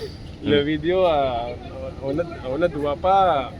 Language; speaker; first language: French; non-native, learner; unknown